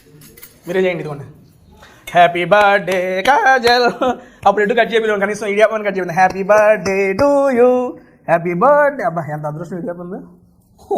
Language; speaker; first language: Telugu; native; Telugu